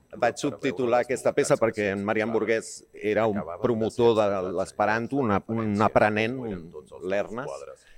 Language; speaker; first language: Catalan; early bilingual, heritage; Catalan